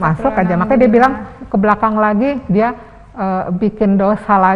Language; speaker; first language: Indonesian; native; Indonesian